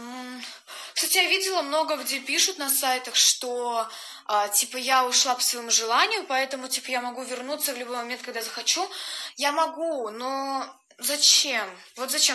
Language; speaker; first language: Russian; native; Russian